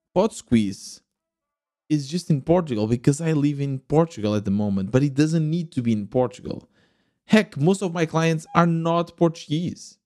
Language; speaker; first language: English; non-native, fluent; Portuguese